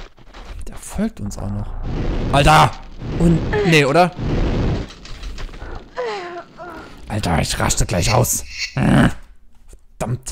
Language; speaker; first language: German; native; German